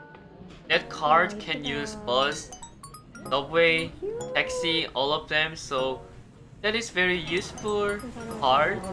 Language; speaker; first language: English; non-native, learner; Korean